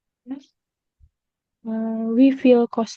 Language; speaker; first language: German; non-native, learner; Indonesian